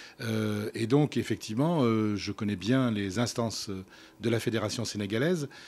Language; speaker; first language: French; native; French